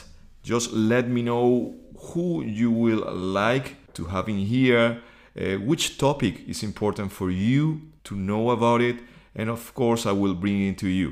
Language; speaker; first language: English; non-native, fluent; Spanish